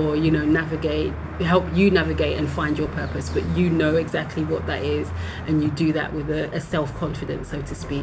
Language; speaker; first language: English; native; English